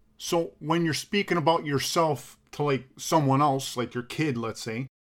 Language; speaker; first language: English; native; English